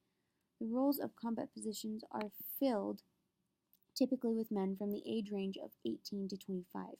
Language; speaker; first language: English; native; English